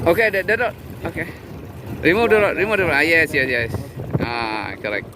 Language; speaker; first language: English; non-native, fluent; Malay